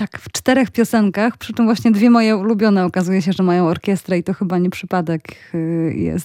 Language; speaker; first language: Polish; native; Polish